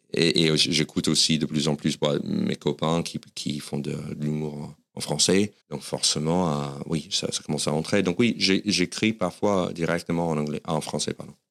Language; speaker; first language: French; non-native, fluent; English